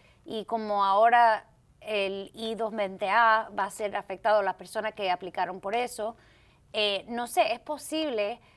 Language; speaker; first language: Spanish; early bilingual, heritage; Spanish